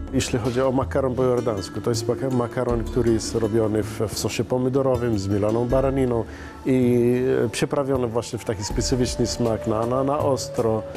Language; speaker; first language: Polish; non-native, fluent; Arabic